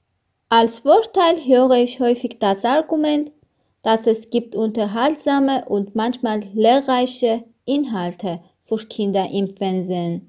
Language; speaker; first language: German; non-native, learner; Armenian